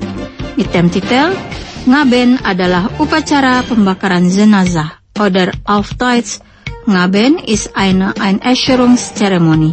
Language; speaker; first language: German; non-native, fluent; Indonesian